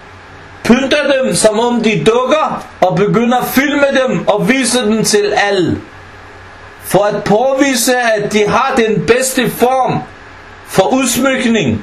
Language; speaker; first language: Danish; non-native, fluent; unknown